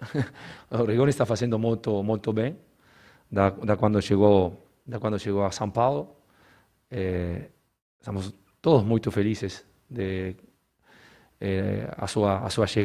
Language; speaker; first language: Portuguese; non-native, learner; Spanish